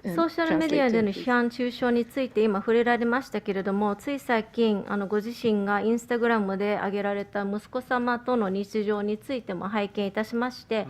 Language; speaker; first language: Japanese; native; Japanese